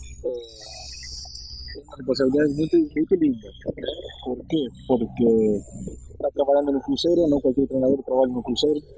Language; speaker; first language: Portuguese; non-native, learner; Spanish